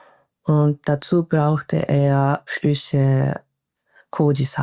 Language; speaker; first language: German; non-native, fluent; Japanese